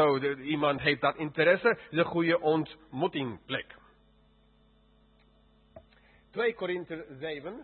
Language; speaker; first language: Dutch; non-native, fluent; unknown